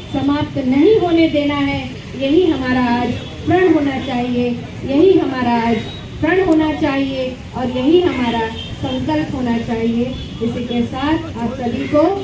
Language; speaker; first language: Hindi; non-native, local second language; Gujarati